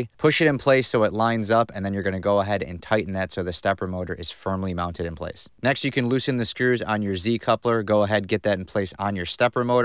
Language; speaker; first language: English; native; English